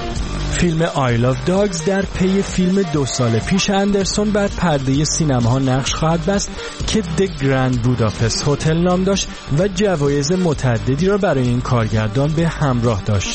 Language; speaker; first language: Persian; native; Persian